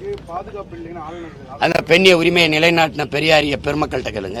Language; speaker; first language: Tamil; native; Tamil